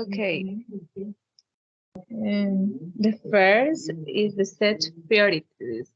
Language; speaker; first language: English; non-native, learner; Spanish